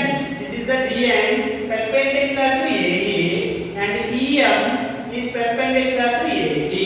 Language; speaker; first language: English; non-native, local second language; Telugu